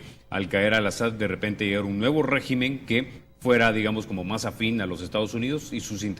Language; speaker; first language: Spanish; native; Spanish